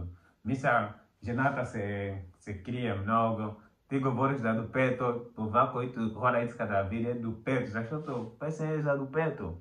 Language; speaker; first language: Bulgarian; non-native, learner; Portuguese